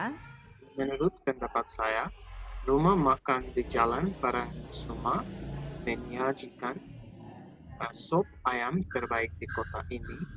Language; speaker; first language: Indonesian; non-native, learner; Bangla